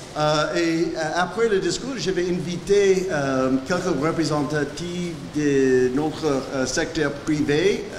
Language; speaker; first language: French; non-native, fluent; English